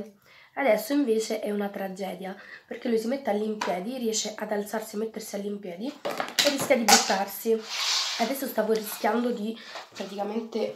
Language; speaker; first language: Italian; native; Italian